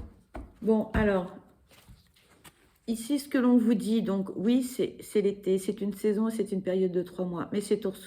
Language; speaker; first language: French; native; French